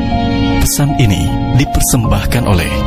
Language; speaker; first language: Indonesian; native; Indonesian